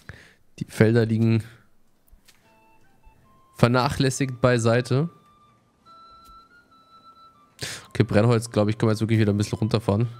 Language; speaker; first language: German; native; German